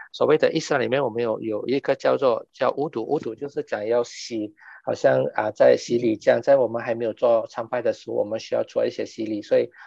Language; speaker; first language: Chinese; non-native, local second language; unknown